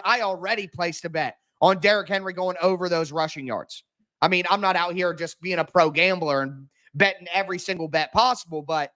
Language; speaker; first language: English; native; English